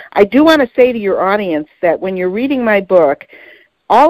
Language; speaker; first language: English; native; English